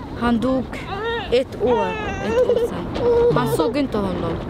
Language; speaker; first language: Swedish; early bilingual, other home language; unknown